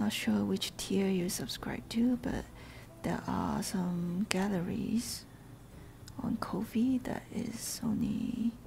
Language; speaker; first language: English; non-native, local second language; Cantonese